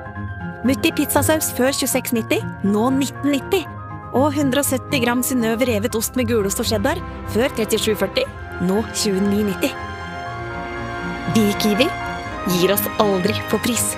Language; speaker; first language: Norwegian; native; Norwegian